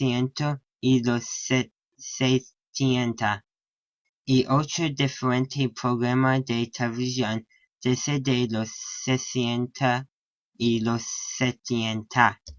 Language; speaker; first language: Spanish; non-native, learner; English